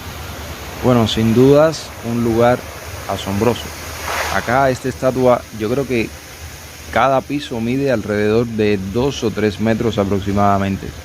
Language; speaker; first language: Spanish; native; Spanish